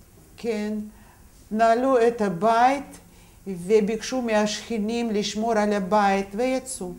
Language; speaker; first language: Hebrew; non-native, fluent; Russian